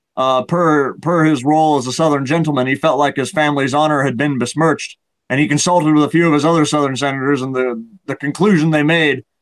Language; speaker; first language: English; native; English